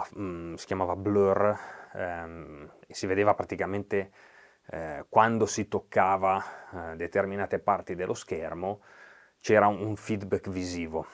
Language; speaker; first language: Italian; native; Italian